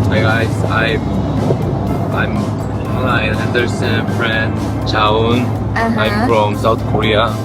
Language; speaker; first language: English; non-native, learner; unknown